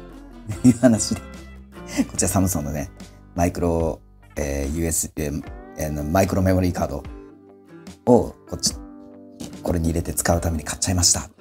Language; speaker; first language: Japanese; native; Japanese